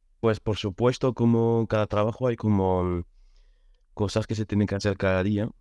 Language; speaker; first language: Spanish; non-native, fluent; French